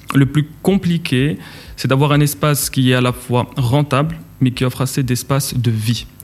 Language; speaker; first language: French; non-native, local second language; Arabic